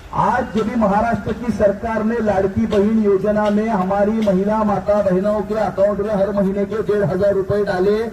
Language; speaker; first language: Hindi; non-native, local second language; Marathi